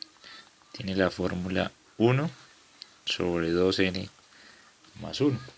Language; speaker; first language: Spanish; native; Spanish